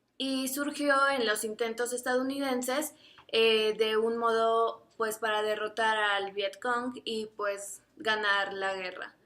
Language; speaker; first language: Spanish; native; Spanish